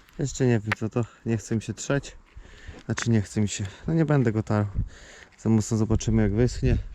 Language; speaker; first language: Polish; native; Polish